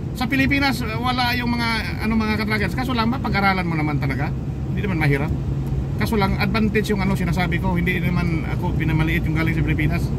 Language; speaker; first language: Filipino; non-native, local second language; Cebuano